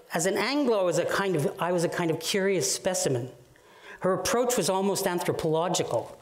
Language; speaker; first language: English; native; English